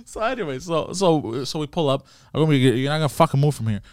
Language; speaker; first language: English; native; English